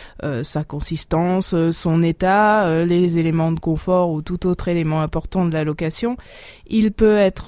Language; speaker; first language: French; native; French